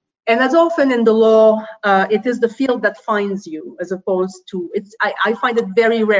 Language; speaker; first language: English; non-native, fluent; French